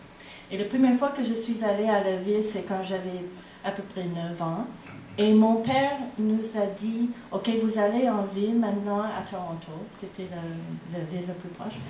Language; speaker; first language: French; non-native, fluent; English